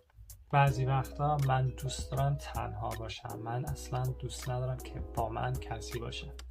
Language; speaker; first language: Persian; early bilingual, heritage; Persian